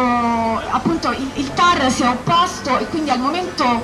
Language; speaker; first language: Italian; native; Italian